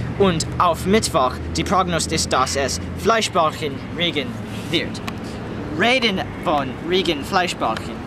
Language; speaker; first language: German; non-native, learner; English